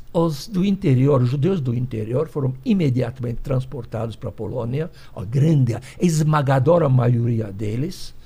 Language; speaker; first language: Portuguese; early bilingual, other home language; Hungarian